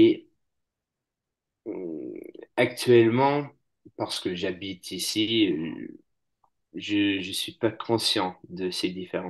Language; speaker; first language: French; non-native, fluent; English